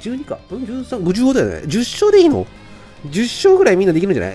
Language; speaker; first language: Japanese; native; Japanese